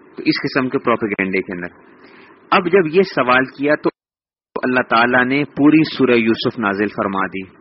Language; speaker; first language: Urdu; native; Urdu